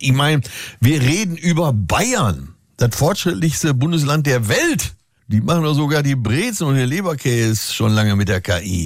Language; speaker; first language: German; native; German